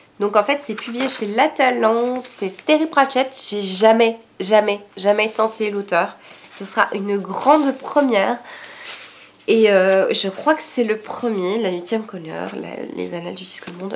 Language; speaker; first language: French; native; French